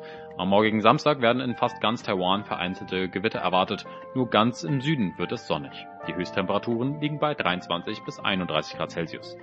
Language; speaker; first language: German; native; German